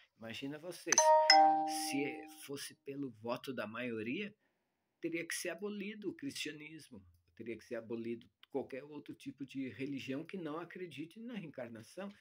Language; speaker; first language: Portuguese; native; Portuguese